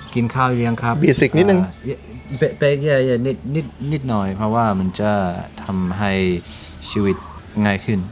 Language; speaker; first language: Thai; non-native, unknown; English